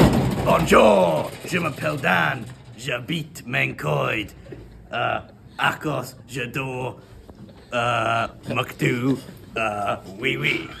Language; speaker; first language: French; non-native, learner; English